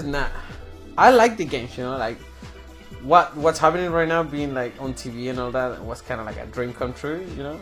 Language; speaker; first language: English; non-native, fluent; Spanish